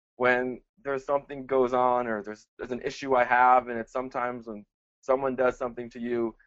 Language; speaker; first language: English; early bilingual, other home language; Spanish